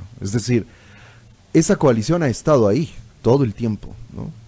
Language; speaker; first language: Spanish; native; Spanish